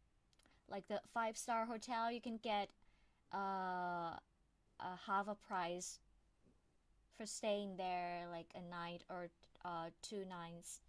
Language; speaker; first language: English; non-native, fluent; Thai